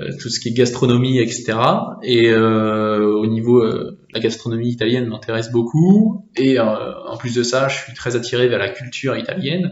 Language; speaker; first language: French; native; French